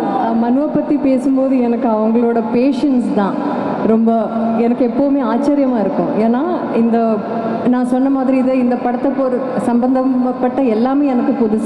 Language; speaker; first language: Tamil; non-native, fluent; Malayalam